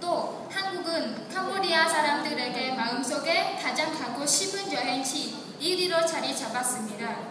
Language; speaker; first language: Korean; non-native, learner; Khmer